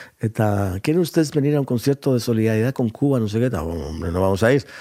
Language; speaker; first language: Spanish; non-native, local second language; Basque